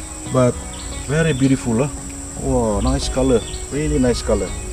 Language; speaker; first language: English; non-native, local second language; Malay